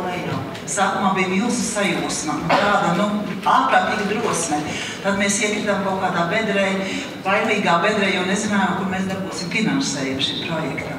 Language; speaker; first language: Latvian; native; Latvian